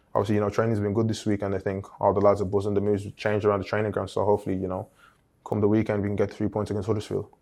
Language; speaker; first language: English; native; English